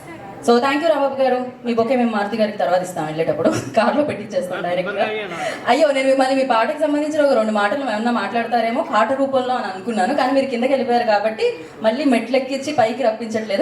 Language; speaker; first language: Telugu; native; Telugu